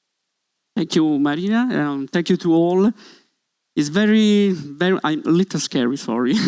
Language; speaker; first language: English; non-native, learner; Italian